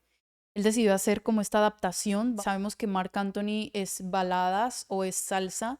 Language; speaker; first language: Spanish; native; Spanish